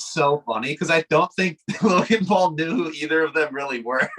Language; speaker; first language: English; native; English